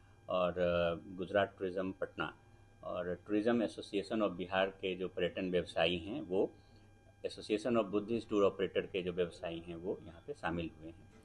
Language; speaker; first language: Hindi; native; Hindi